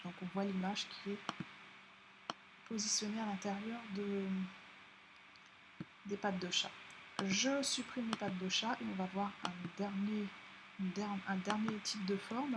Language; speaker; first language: French; native; French